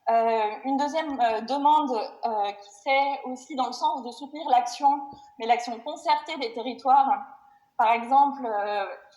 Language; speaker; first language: French; native; French